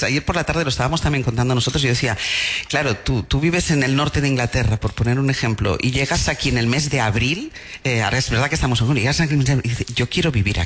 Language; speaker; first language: Spanish; native; Spanish